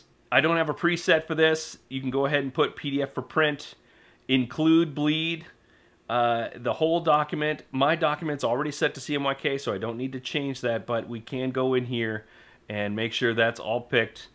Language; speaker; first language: English; native; English